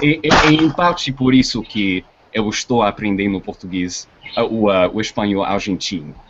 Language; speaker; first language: Portuguese; non-native, fluent; English